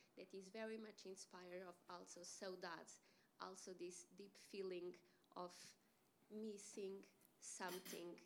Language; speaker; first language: English; non-native, fluent; Portuguese